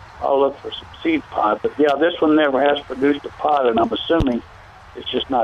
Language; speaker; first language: English; native; English